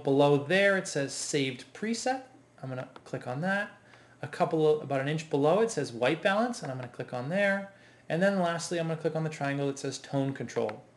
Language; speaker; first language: English; native; English